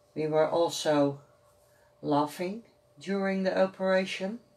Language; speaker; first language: English; non-native, fluent; Dutch